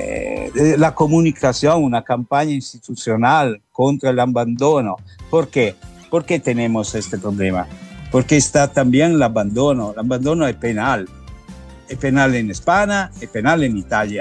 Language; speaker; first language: Spanish; non-native, learner; Italian